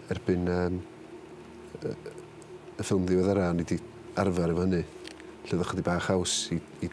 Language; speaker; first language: Welsh; native; Welsh